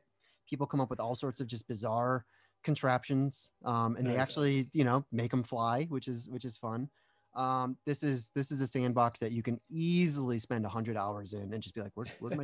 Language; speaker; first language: English; native; English